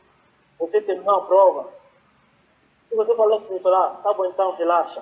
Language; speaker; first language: Portuguese; non-native, fluent; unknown